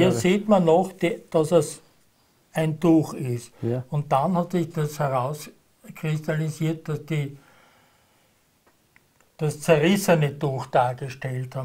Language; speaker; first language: German; native; German